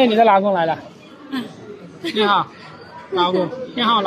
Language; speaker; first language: Chinese; non-native, learner; Bangla